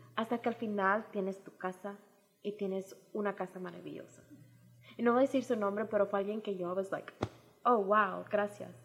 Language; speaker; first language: Spanish; early bilingual, heritage; Spanish